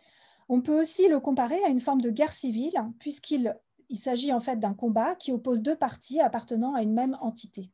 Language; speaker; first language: French; native; French